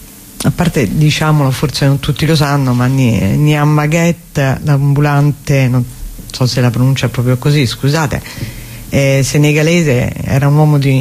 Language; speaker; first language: Italian; native; Italian